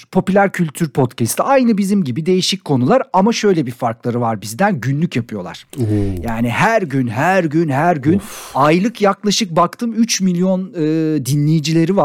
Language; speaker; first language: Turkish; native; Turkish